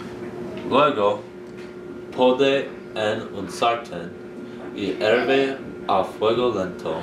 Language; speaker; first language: Spanish; non-native, learner; English